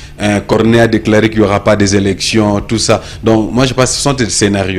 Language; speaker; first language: French; non-native, local second language; Lingala